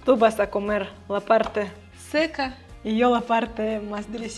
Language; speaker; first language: Spanish; non-native, fluent; Russian